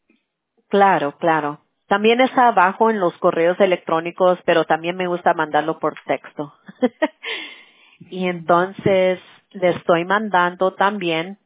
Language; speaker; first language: Spanish; early bilingual, heritage; English